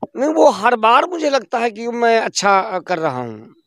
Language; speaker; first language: Hindi; native; Hindi